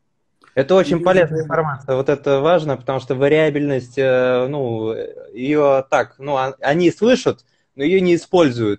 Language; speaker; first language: Russian; native; Russian